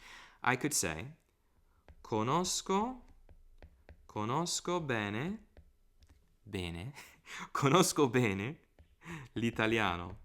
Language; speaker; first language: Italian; non-native, fluent; English